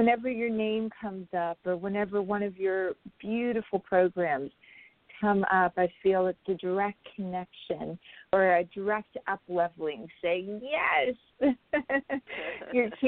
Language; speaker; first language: English; non-native, local second language; Urdu